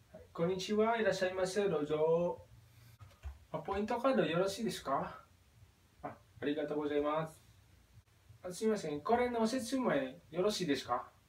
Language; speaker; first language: Japanese; non-native, fluent; Indonesian